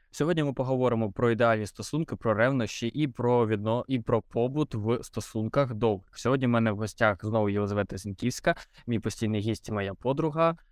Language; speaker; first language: Ukrainian; non-native, local second language; Russian